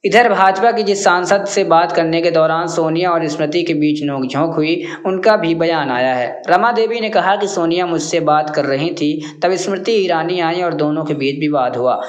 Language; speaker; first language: Hindi; native; Hindi